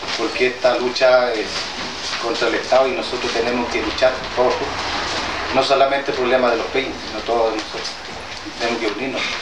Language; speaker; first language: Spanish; non-native, local second language; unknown